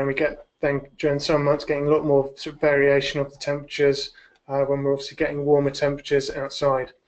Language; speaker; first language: English; native; English